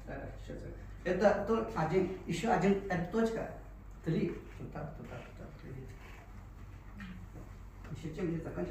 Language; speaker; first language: Russian; non-native, learner; Chinese